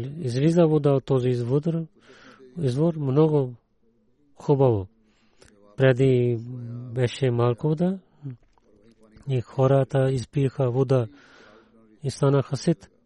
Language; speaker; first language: Bulgarian; non-native, fluent; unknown